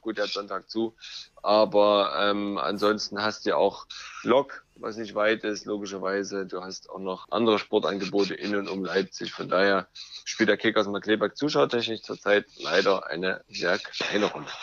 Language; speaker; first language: German; native; German